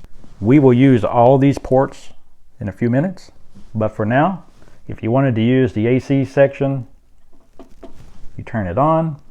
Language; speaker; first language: English; native; English